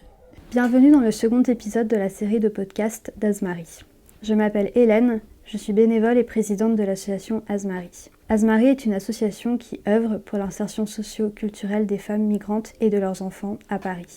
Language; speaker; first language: French; native; French